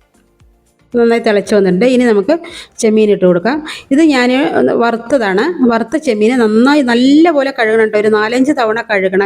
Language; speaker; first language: Malayalam; native; Malayalam